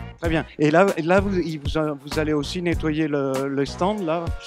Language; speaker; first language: French; native; French